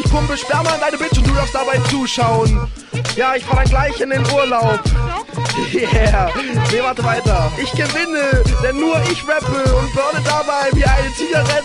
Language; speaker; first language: German; native; German